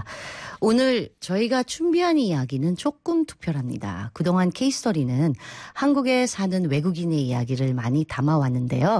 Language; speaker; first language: Korean; non-native, fluent; Filipino